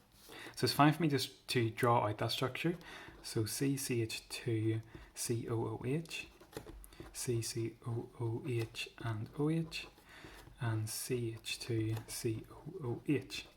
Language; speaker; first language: English; native; English